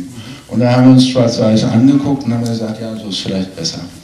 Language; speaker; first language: German; native; German